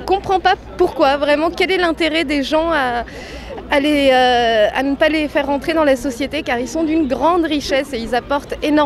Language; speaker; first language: French; non-native, fluent; Romanian